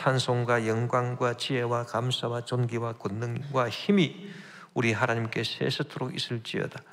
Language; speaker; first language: Korean; native; Korean